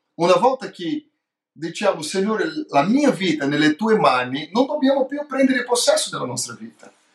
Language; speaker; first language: Italian; non-native, fluent; Portuguese